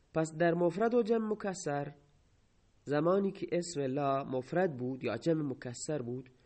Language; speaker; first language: Persian; non-native, local second language; Baluchi